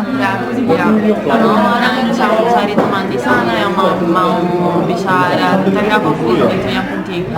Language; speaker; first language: Indonesian; non-native, fluent; German